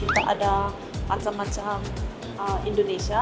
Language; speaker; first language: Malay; non-native, fluent; Korean